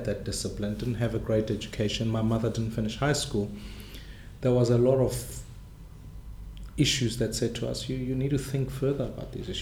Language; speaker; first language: English; non-native, local second language; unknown